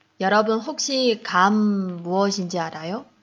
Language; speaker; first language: Korean; non-native, fluent; Chinese